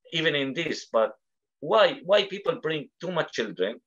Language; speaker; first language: English; non-native, fluent; Arabic